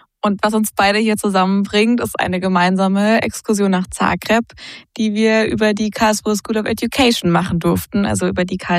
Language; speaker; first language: German; native; German